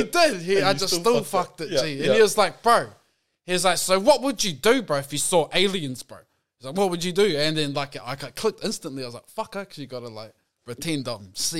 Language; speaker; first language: English; native; English